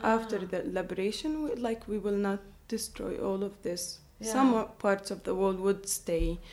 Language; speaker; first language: English; non-native, fluent; Arabic